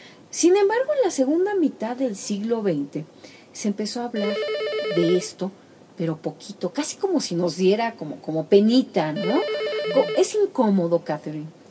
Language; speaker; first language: Spanish; native; Spanish